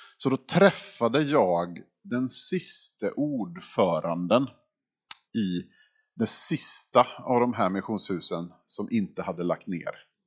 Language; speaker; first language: Swedish; native; Swedish